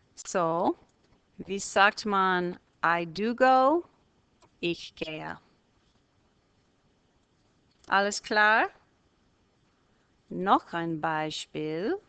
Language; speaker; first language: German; non-native, fluent; English